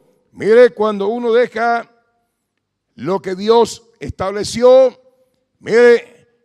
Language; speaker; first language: Spanish; native; Spanish